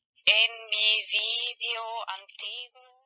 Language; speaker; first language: Spanish; non-native, fluent; German